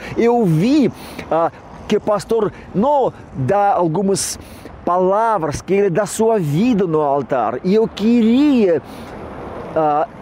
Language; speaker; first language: Portuguese; non-native, learner; Russian